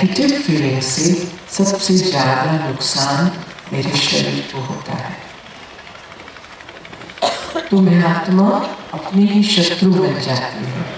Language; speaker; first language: Hindi; native; Hindi